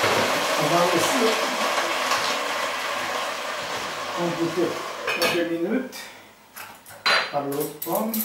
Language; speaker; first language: French; non-native, learner; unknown